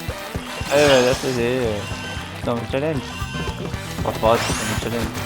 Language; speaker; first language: French; native; French